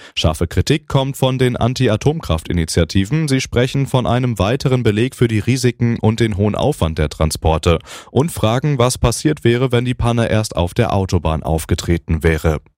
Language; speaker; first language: German; native; German